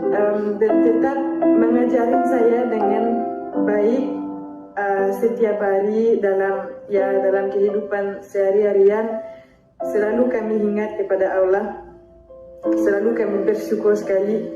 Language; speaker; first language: Indonesian; non-native, fluent; French